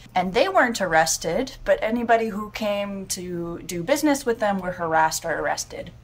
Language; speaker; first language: English; native; English